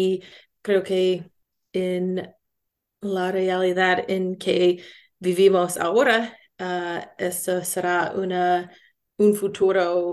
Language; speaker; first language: Spanish; non-native, learner; English